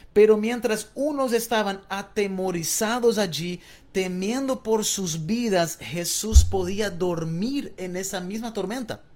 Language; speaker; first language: Spanish; non-native, fluent; Portuguese